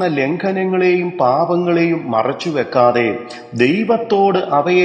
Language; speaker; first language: Malayalam; native; Malayalam